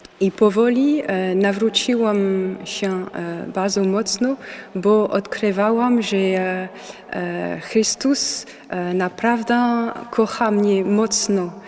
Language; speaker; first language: Polish; non-native, learner; French